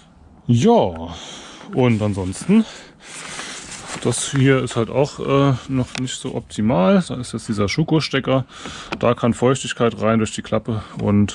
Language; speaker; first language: German; native; German